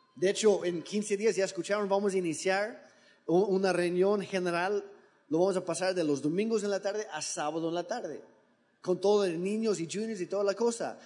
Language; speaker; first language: Spanish; non-native, fluent; English